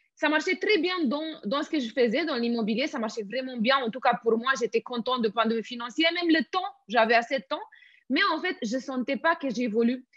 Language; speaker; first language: French; non-native, fluent; Romanian